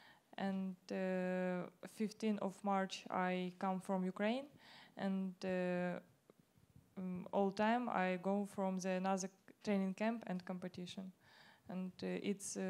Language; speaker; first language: English; non-native, learner; Ukrainian